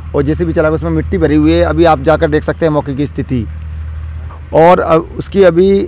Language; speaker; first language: Hindi; native; Hindi